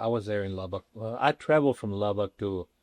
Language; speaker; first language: English; non-native, local second language; Spanish